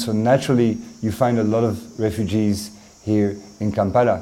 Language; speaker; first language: English; non-native, fluent; French